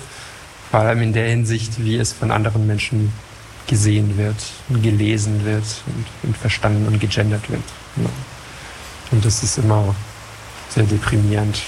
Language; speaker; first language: German; non-native, fluent; French